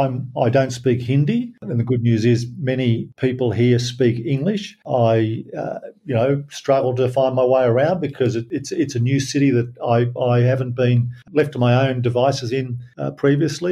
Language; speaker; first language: English; native; English